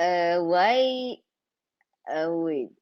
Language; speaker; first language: English; non-native, learner; Indonesian